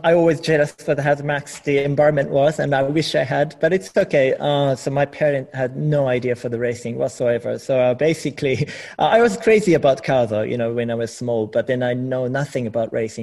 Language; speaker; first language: English; non-native, fluent; Japanese